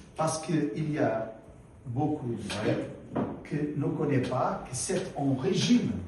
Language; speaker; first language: French; non-native, learner; Portuguese